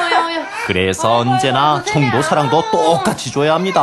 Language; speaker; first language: Korean; native; Korean